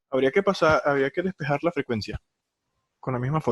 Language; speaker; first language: Spanish; native; Spanish